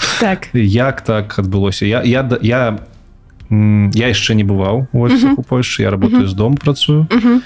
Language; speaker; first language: Belarusian; non-native, local second language; Russian